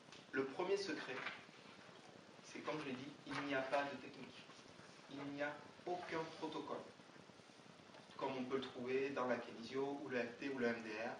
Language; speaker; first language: French; native; French